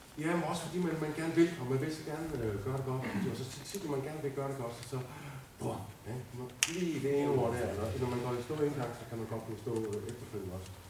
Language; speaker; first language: Danish; native; Danish